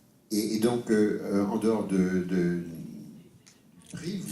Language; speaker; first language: French; native; French